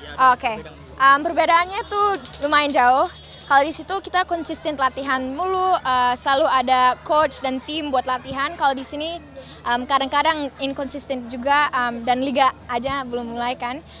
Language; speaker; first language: Indonesian; early bilingual, other home language; English